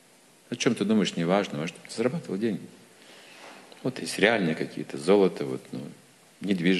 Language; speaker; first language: Russian; native; Russian